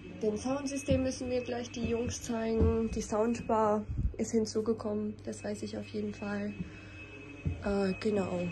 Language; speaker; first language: German; native; German